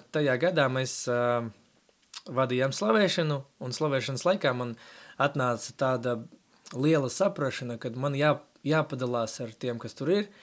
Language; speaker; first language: Latvian; non-native, local second language; Russian